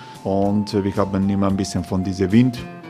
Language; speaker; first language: German; non-native, learner; Croatian